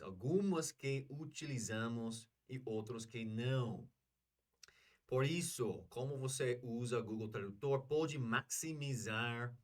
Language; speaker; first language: Portuguese; non-native, learner; English